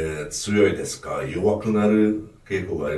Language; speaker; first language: Japanese; non-native, fluent; Hungarian